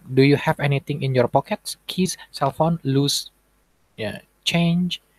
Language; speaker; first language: English; non-native, fluent; Indonesian